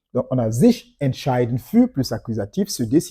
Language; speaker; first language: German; non-native, fluent; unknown